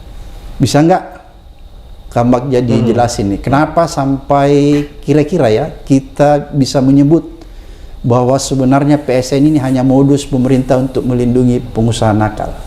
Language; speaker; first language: Indonesian; native; Indonesian